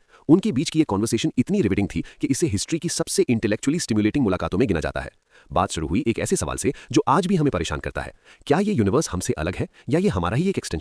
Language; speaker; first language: Hindi; native; Hindi